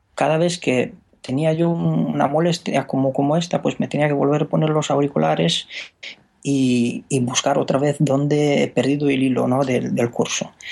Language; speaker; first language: Spanish; non-native, fluent; Romanian